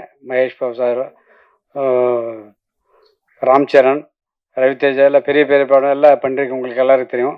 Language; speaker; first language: Tamil; non-native, learner; Telugu